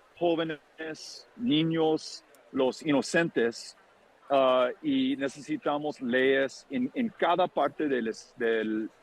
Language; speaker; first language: Spanish; non-native, fluent; English